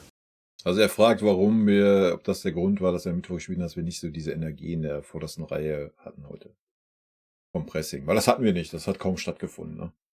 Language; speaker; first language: German; native; German